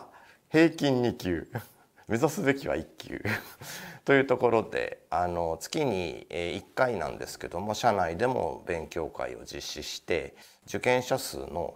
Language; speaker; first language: Japanese; native; Japanese